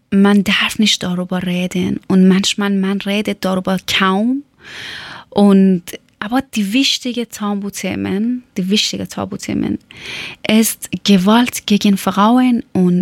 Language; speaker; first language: German; non-native, learner; Persian